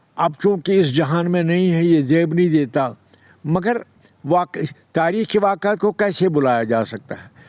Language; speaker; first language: Urdu; non-native, local second language; Kashmiri